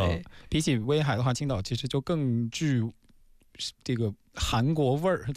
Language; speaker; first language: Chinese; native; Chinese